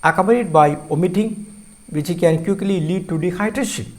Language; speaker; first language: English; non-native, local second language; Malayalam